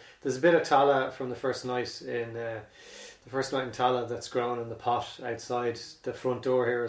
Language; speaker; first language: English; native; English